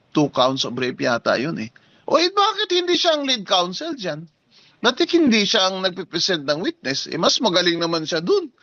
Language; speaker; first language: Filipino; non-native, local second language; Hiligaynon